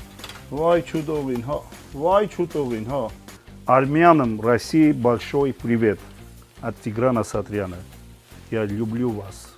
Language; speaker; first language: Russian; non-native, fluent; Armenian